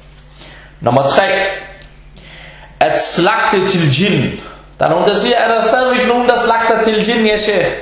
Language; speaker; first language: Danish; non-native, fluent; Arabic